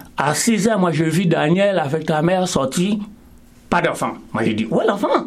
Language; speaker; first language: French; non-native, local second language; Haitian Creole